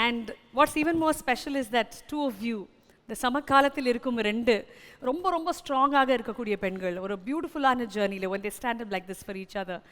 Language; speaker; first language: Tamil; native; Tamil